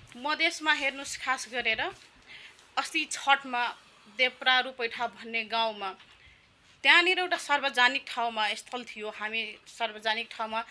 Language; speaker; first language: Nepali; non-native, local second language; Maithili